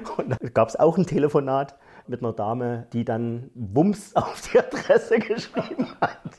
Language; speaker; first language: German; native; German